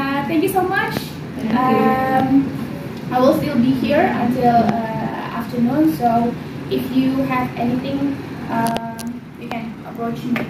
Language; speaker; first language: English; non-native, fluent; Indonesian